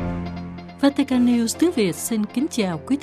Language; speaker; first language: Vietnamese; native; Vietnamese